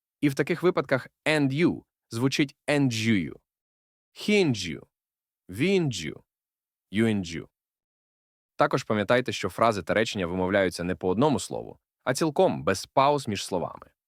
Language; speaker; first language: Ukrainian; native; Ukrainian